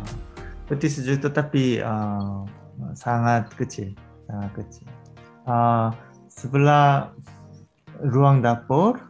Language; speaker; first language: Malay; non-native, learner; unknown